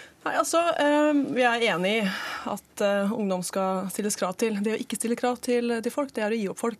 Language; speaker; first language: Norwegian; native; Norwegian